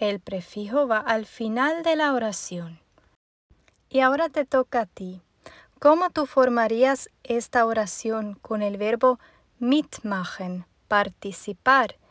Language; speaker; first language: Spanish; non-native, fluent; German